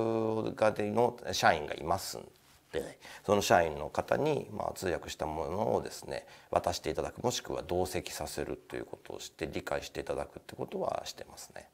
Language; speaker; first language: Japanese; native; Japanese